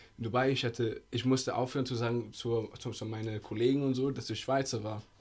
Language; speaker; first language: German; non-native, learner; Italian